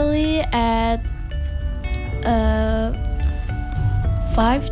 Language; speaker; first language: English; non-native, learner; Indonesian